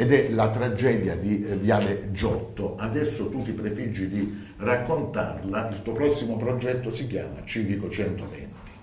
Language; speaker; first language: Italian; native; Italian